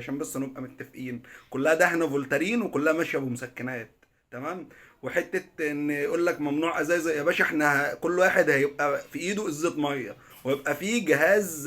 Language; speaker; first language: Arabic; native; Arabic